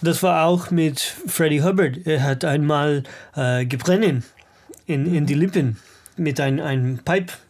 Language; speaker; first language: German; non-native, learner; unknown